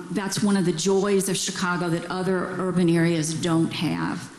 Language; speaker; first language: English; native; English